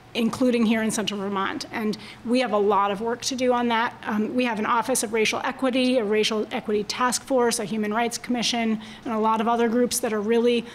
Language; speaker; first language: English; native; English